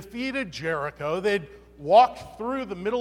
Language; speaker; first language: English; native; English